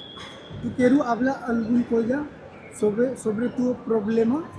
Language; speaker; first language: Spanish; non-native, learner; Hindi